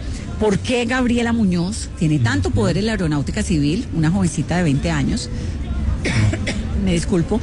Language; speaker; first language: Spanish; native; Spanish